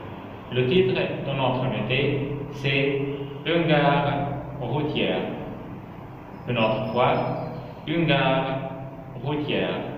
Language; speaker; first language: French; non-native, fluent; Arabic